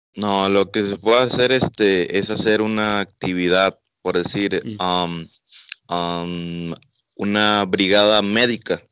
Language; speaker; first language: Spanish; native; Spanish